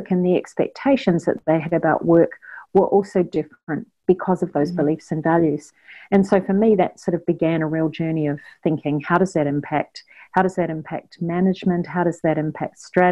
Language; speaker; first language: English; native; English